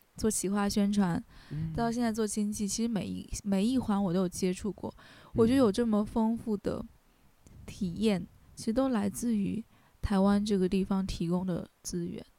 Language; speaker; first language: Chinese; native; Chinese